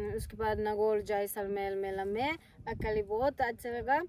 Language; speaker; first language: Hindi; non-native, learner; Japanese